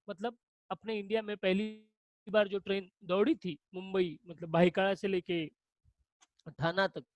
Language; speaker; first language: Hindi; non-native, local second language; Marathi